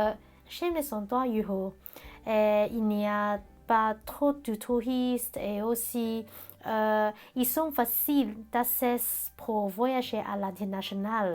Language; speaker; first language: French; non-native, learner; Cantonese